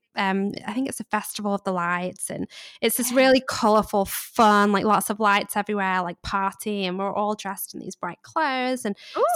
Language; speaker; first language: English; native; English